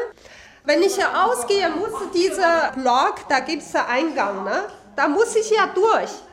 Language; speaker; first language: German; non-native, fluent; Chinese